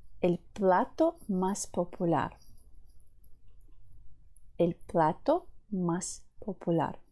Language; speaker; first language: Spanish; non-native, fluent; Ukrainian